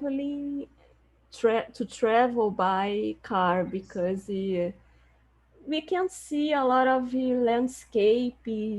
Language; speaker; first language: English; non-native, learner; Portuguese